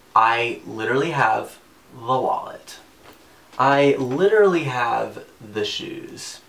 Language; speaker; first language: English; native; English